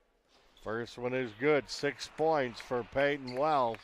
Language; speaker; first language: English; native; English